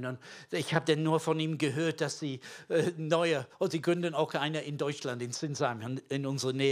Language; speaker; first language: German; non-native, fluent; English